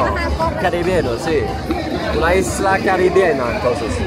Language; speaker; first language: Spanish; non-native, fluent; Swedish